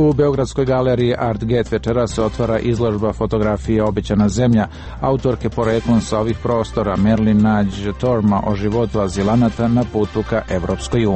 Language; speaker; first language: Serbian; native; Serbian